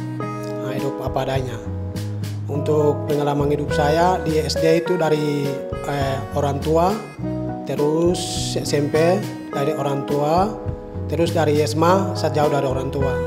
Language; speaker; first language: Indonesian; non-native, local second language; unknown